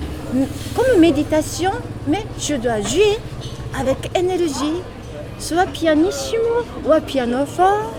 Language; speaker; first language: French; non-native, learner; Japanese